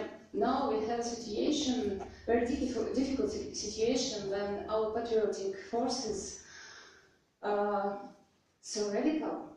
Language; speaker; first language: English; non-native, learner; Russian